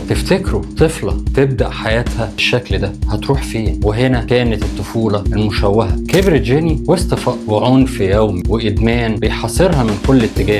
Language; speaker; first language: Arabic; native; Arabic